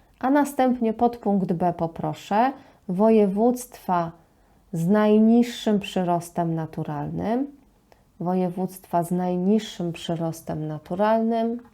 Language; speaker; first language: Polish; native; Polish